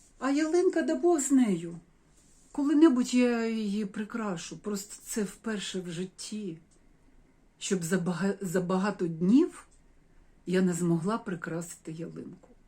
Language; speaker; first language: Ukrainian; non-native, local second language; Russian